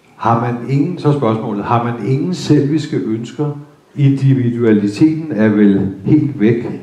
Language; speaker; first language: Danish; native; Danish